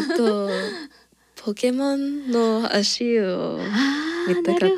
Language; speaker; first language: Japanese; non-native, learner; English